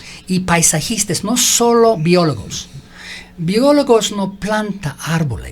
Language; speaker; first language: Spanish; non-native, learner; English